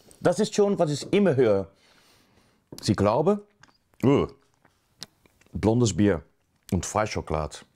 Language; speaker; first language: German; non-native, learner; Dutch